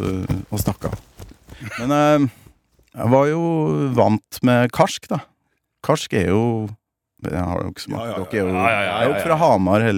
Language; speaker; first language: Norwegian; native; Norwegian